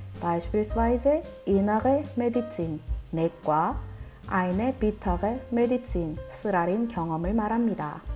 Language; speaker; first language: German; non-native, fluent; Korean